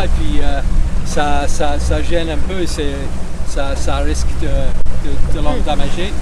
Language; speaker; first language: French; non-native, fluent; English